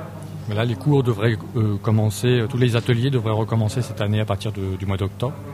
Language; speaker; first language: French; native; French